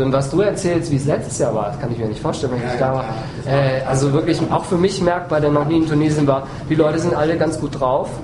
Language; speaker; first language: German; native; German